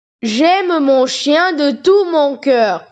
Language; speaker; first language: French; non-native, learner; Tamil